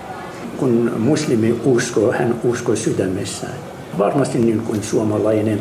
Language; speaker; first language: Finnish; non-native, learner; Arabic